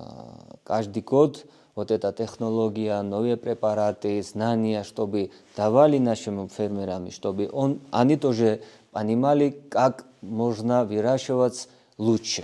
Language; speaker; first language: Russian; non-native, fluent; Georgian